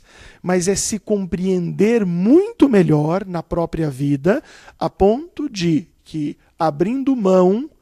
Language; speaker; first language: Portuguese; native; Portuguese